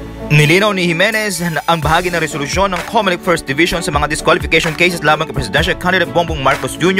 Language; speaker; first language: Filipino; native; Filipino